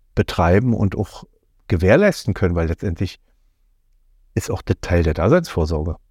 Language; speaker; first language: German; native; German